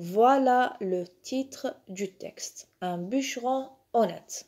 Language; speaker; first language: French; non-native, local second language; Arabic